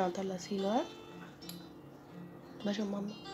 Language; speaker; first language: Italian; native; Italian